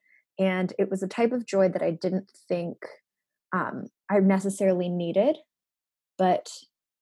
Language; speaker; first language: English; non-native, local second language; Japanese